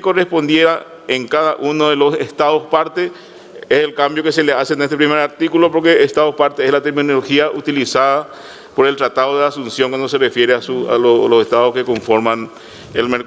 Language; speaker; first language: Spanish; native; Spanish